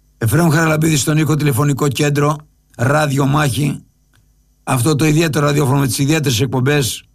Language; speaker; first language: Greek; native; Greek